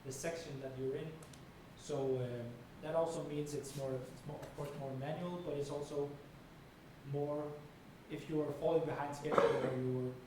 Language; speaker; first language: English; non-native, fluent; Danish